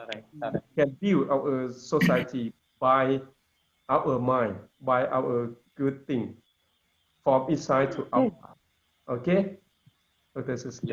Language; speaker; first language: English; non-native, learner; Lao